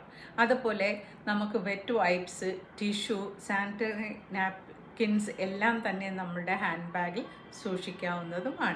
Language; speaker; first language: Malayalam; native; Malayalam